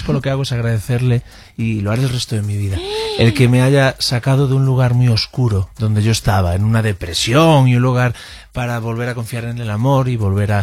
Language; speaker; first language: Spanish; non-native, local second language; Galician